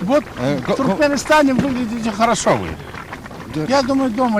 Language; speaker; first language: Russian; non-native, local second language; Turkmen